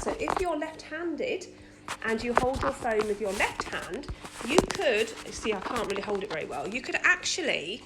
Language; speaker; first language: English; native; English